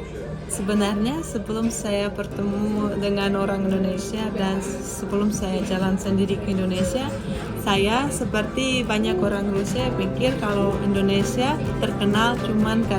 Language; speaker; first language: Indonesian; non-native, fluent; Russian